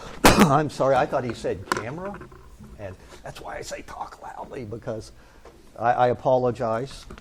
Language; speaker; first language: English; native; English